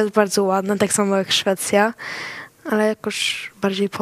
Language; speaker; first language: Polish; early bilingual, heritage; Swedish